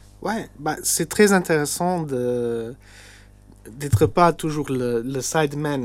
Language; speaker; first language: French; non-native, local second language; Luxembourgish